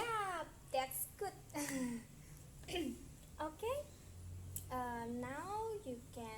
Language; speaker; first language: English; non-native, learner; Indonesian